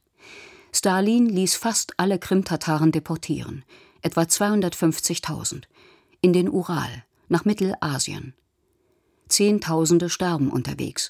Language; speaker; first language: German; native; German